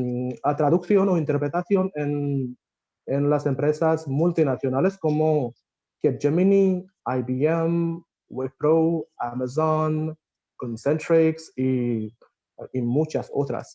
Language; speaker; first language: Spanish; non-native, fluent; Bangla